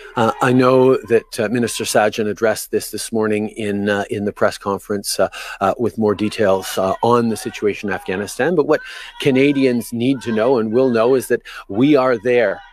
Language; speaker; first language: English; native; English